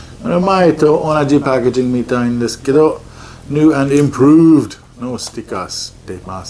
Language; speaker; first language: Japanese; non-native, fluent; English